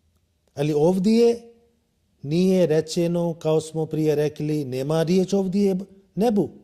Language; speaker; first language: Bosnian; non-native, learner; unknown